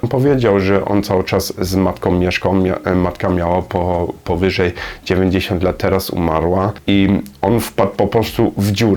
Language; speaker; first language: Polish; non-native, learner; German